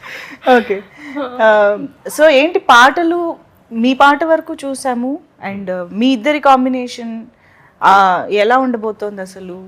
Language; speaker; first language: Telugu; native; Telugu